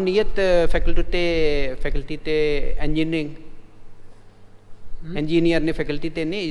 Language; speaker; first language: Russian; non-native, learner; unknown